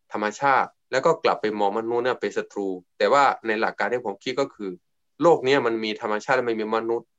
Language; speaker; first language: Thai; non-native, local second language; S'gaw Karen